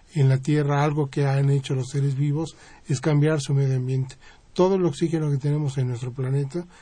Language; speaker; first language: Spanish; native; Spanish